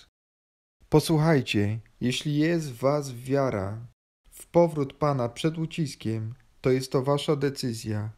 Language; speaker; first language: Polish; native; Polish